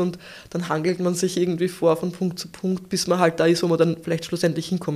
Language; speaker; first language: German; native; German